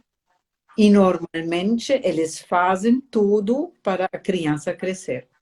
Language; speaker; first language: Portuguese; non-native, fluent; German